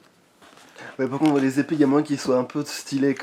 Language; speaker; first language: French; native; French